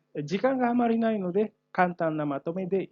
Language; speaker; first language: Japanese; non-native, fluent; Indonesian